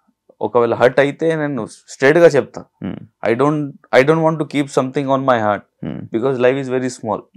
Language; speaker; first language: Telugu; non-native, learner; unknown